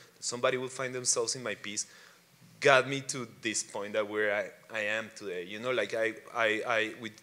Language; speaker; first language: English; non-native, fluent; Spanish